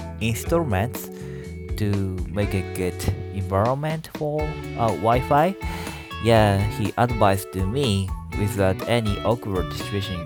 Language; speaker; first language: English; non-native, learner; Japanese